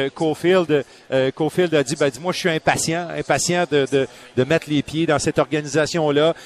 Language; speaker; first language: French; native; French